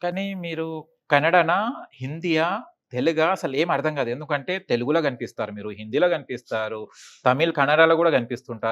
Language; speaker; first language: Telugu; native; Telugu